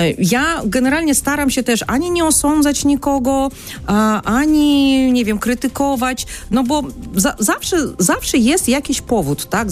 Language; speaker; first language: Polish; non-native, fluent; Russian